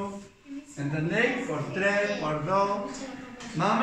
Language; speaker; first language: Spanish; native; Spanish